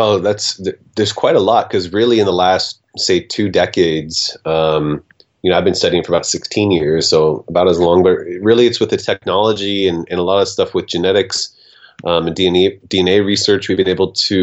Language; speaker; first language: English; native; English